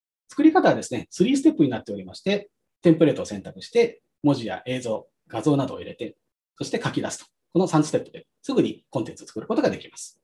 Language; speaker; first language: Japanese; native; Japanese